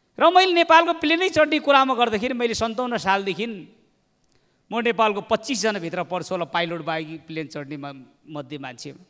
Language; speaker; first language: Nepali; non-native, local second language; Eastern Tamang